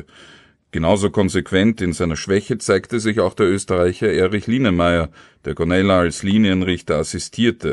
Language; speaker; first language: German; native; German